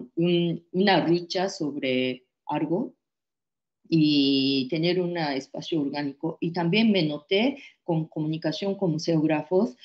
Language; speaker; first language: Spanish; non-native, fluent; Japanese